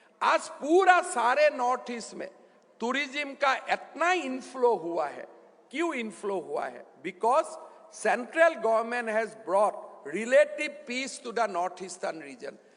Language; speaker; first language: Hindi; non-native, local second language; Assamese